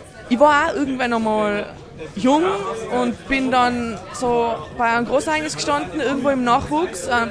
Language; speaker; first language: German; native; German